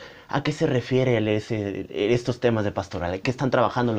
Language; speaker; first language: Spanish; native; Spanish